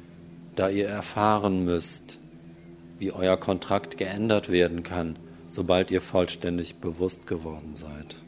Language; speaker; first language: German; native; German